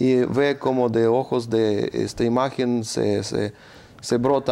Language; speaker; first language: Spanish; non-native, fluent; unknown